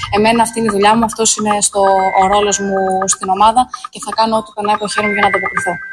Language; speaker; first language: Greek; native; Greek